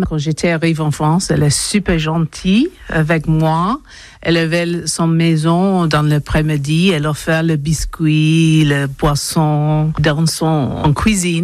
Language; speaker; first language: French; non-native, learner; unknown